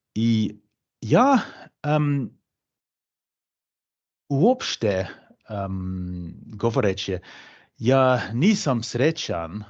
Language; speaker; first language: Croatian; non-native, fluent; English